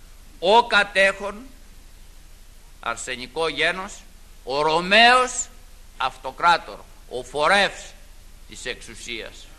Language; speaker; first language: Greek; native; Greek